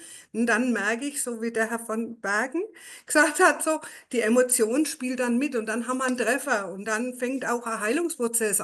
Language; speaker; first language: German; native; German